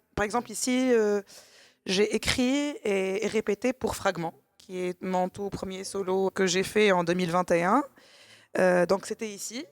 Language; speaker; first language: French; non-native, local second language; Arabic